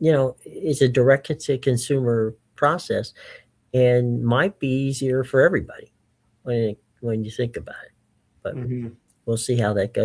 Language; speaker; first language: English; native; English